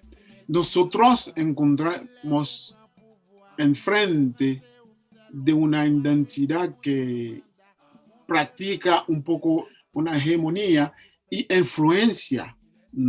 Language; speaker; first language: Spanish; non-native, fluent; Haitian Creole